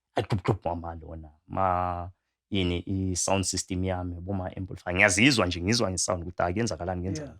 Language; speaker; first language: Zulu; native; Zulu